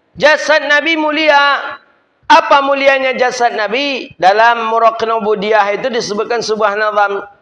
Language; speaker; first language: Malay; non-native, local second language; Minangkabau